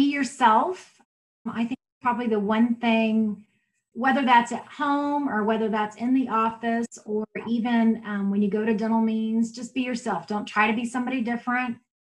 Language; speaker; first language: English; native; English